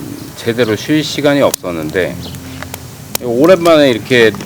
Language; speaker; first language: Korean; native; Korean